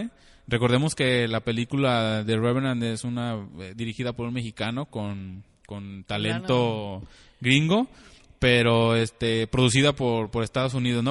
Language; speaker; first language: Spanish; native; Spanish